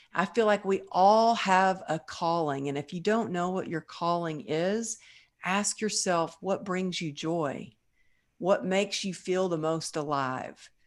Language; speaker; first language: English; native; English